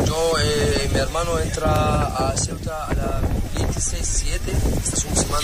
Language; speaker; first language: Spanish; non-native, learner; Arabic